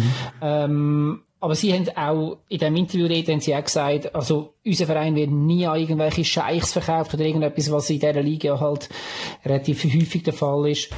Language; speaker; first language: German; native; German